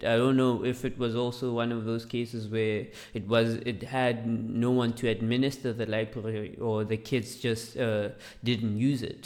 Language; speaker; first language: English; non-native, local second language; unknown